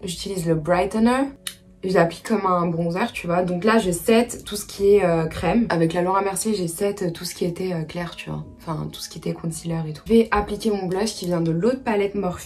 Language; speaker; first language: French; native; French